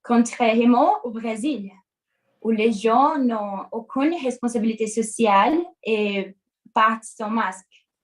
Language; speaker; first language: French; non-native, learner; Portuguese